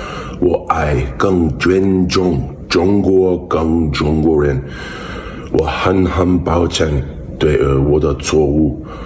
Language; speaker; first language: Chinese; non-native, learner; English